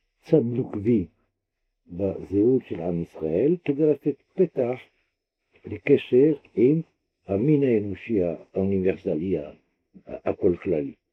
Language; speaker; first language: Hebrew; non-native, fluent; French